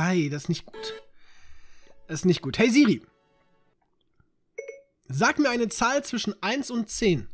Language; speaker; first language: German; native; German